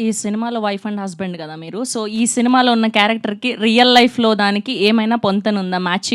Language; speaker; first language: Telugu; native; Telugu